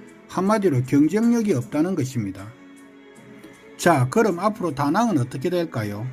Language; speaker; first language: Korean; native; Korean